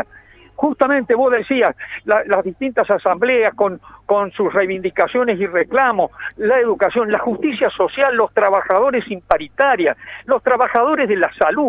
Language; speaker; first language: Spanish; native; Spanish